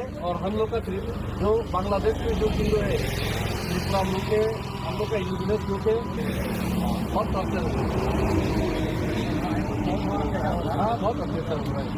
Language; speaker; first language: Hindi; non-native, local second language; Kok Borok